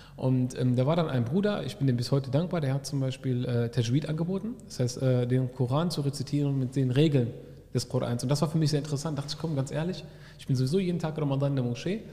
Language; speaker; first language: German; early bilingual, other home language; Arabic